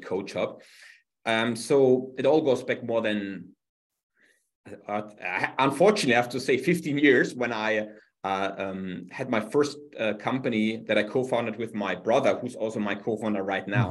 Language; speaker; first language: English; non-native, fluent; German